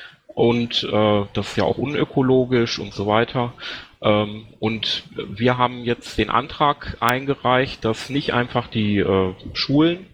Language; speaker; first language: German; native; German